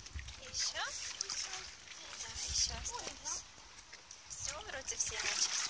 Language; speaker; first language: Russian; native; Russian